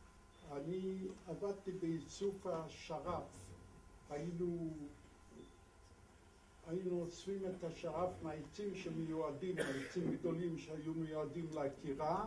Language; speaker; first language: Hebrew; non-native, fluent; Polish